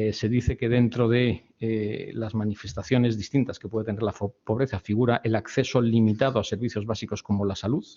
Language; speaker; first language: Spanish; native; Spanish